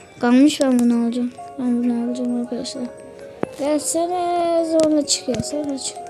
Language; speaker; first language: Turkish; native; Turkish